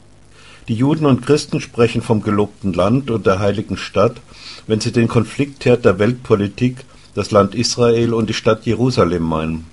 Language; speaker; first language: German; native; German